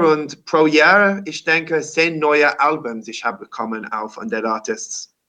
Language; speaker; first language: German; non-native, learner; English